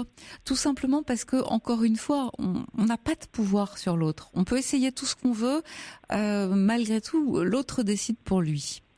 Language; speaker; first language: French; native; French